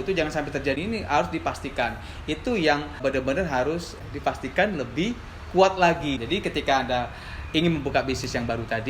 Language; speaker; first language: Indonesian; native; Indonesian